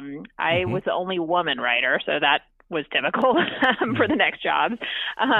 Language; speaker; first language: English; native; English